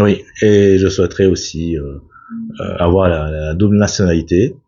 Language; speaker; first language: French; early bilingual, other home language; Korean